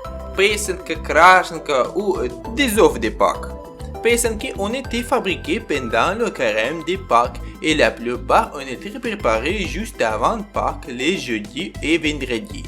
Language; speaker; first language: French; non-native, learner; Ukrainian